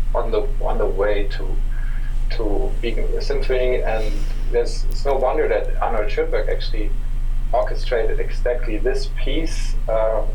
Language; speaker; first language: English; non-native, fluent; German